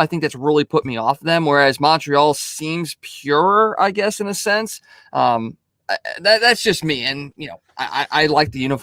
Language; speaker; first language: English; native; English